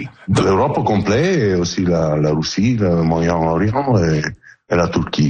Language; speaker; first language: French; non-native, learner; Italian